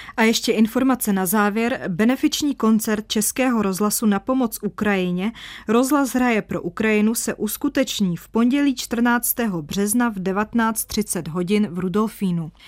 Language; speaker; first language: Czech; native; Czech